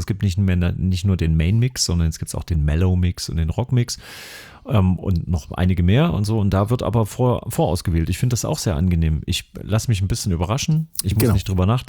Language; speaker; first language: German; native; German